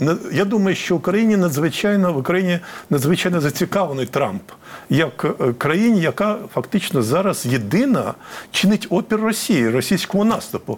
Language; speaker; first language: Ukrainian; native; Ukrainian